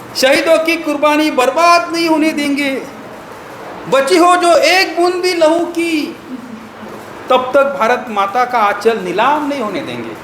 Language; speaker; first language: Hindi; non-native, local second language; Marathi